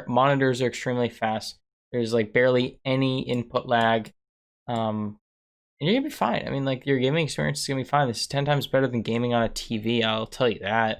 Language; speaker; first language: English; native; English